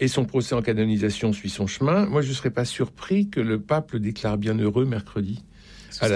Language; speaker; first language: French; native; French